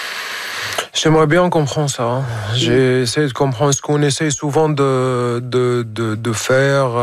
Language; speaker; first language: French; non-native, fluent; Arabic